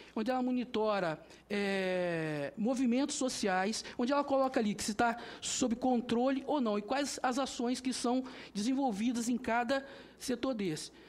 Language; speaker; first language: Portuguese; native; Portuguese